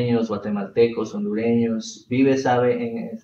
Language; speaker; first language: Spanish; early bilingual, heritage; Spanish